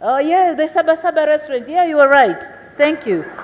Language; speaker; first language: English; non-native, local second language; Swahili